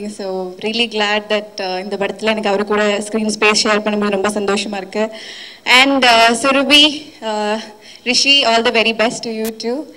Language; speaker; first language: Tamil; non-native, fluent; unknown